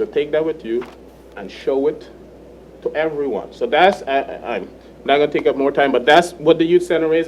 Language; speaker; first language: English; native; English